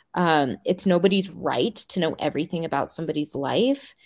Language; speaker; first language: English; native; English